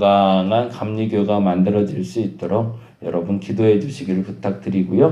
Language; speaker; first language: Korean; native; Korean